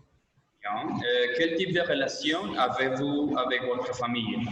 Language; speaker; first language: French; non-native, learner; Spanish